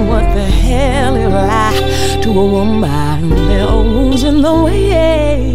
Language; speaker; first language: English; native; English